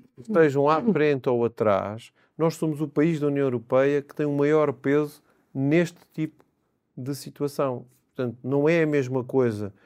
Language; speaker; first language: Portuguese; native; Portuguese